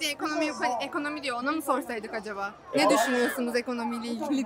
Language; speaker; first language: Turkish; native; Turkish